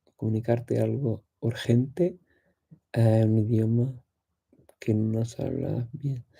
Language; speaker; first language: Spanish; non-native, fluent; English